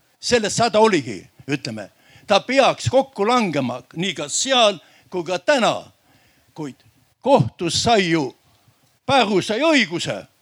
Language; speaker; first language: Estonian; native; Estonian